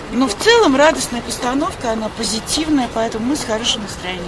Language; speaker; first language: Russian; native; Russian